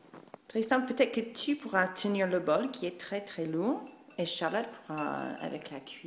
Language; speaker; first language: French; non-native, fluent; English